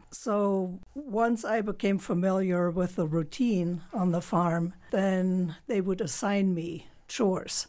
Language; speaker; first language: English; non-native, fluent; German